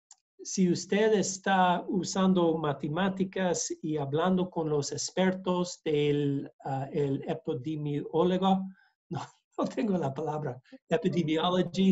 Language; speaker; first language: Spanish; non-native, learner; English